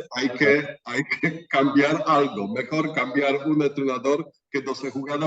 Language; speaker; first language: Spanish; non-native, fluent; Polish